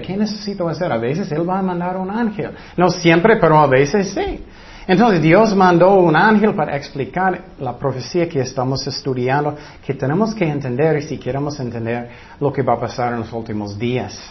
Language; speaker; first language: Spanish; non-native, fluent; English